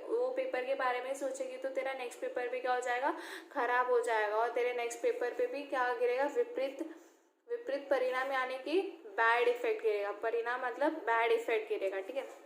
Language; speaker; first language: Hindi; non-native, local second language; Marathi